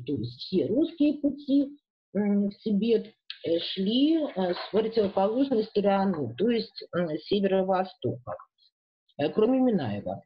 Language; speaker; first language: Russian; native; Russian